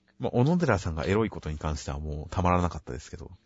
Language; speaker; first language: Japanese; native; Japanese